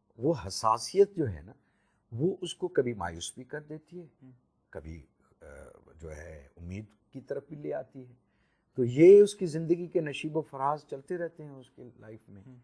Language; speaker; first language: Urdu; non-native, local second language; Sindhi